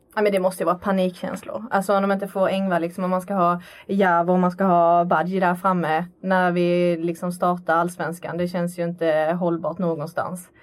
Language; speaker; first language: Swedish; native; Swedish